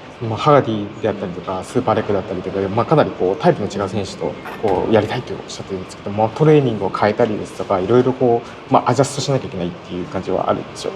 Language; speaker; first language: Japanese; native; Japanese